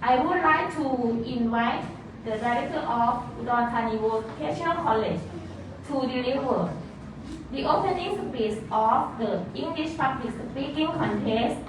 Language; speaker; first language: English; non-native, fluent; Thai